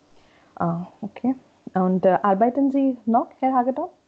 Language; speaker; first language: German; non-native, learner; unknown